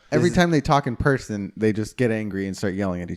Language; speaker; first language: English; native; English